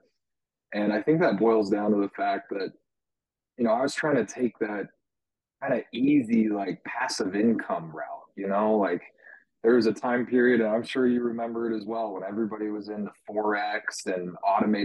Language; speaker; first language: English; native; English